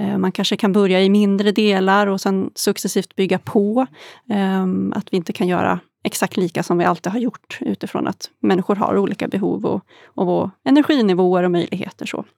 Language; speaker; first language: Swedish; native; Swedish